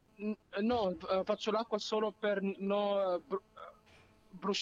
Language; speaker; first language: Italian; non-native, learner; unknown